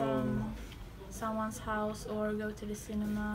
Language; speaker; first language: English; non-native, fluent; Swedish